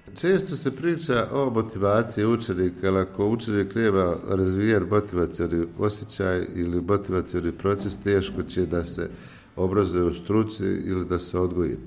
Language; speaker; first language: Croatian; native; Croatian